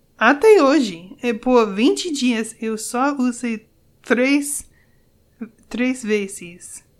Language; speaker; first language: Portuguese; non-native, learner; English